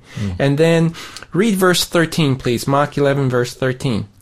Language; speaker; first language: English; native; English